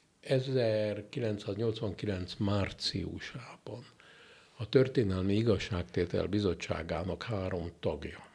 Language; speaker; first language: Hungarian; native; Hungarian